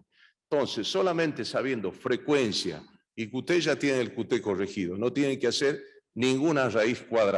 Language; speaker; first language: Spanish; native; Spanish